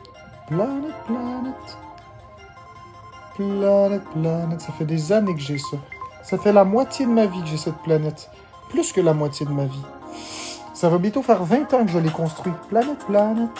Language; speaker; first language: French; native; French